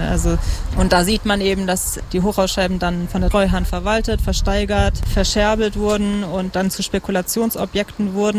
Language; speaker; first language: German; native; German